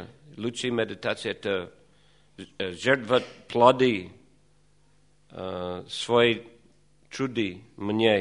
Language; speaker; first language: Russian; non-native, fluent; English